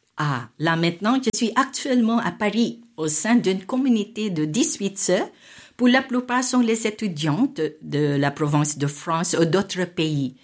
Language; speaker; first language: French; non-native, fluent; Filipino